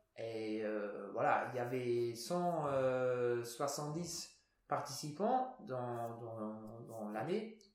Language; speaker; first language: French; non-native, local second language; Luxembourgish